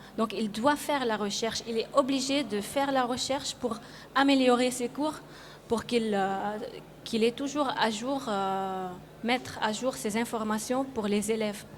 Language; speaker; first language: French; non-native, local second language; Arabic